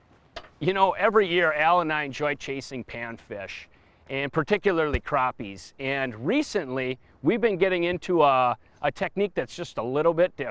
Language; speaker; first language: English; native; English